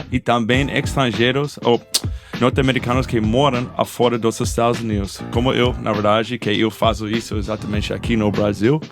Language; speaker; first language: Portuguese; non-native, fluent; English